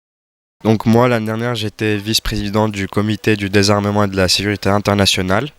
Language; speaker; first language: French; non-native, fluent; Greek